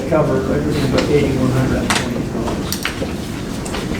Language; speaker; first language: English; native; English